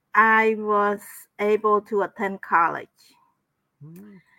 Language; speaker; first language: English; non-native, fluent; Khmer